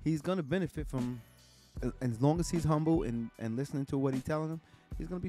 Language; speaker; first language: English; native; English